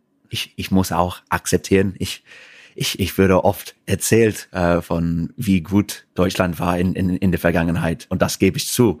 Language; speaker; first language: German; non-native, fluent; English